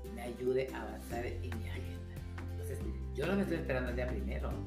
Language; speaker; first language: Spanish; native; Spanish